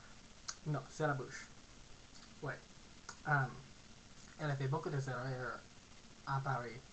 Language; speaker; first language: French; non-native, learner; English